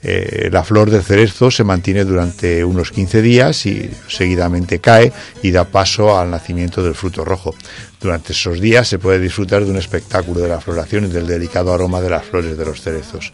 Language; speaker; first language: Spanish; native; Spanish